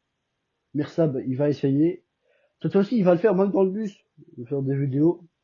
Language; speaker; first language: French; non-native, fluent; Albanian